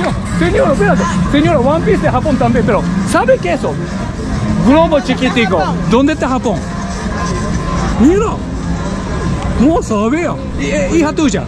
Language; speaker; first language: Spanish; non-native, learner; Japanese